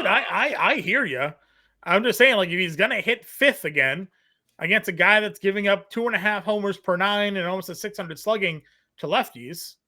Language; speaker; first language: English; native; English